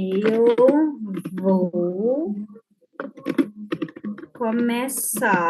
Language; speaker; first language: Portuguese; non-native, fluent; English